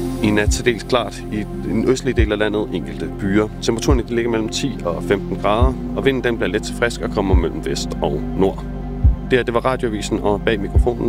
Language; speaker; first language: Danish; native; Danish